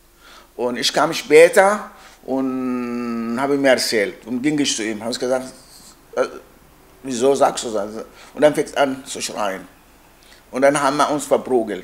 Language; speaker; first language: German; non-native, learner; Arabic